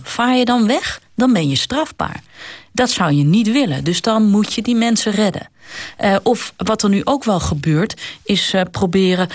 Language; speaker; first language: Dutch; native; Dutch